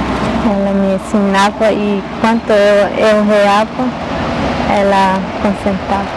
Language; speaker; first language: Portuguese; non-native, local second language; Guarani